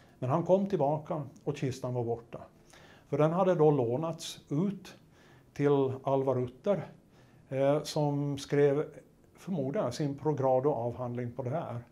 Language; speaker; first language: Swedish; native; Swedish